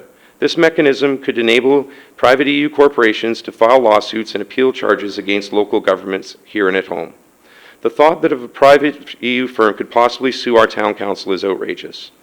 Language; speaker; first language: English; native; English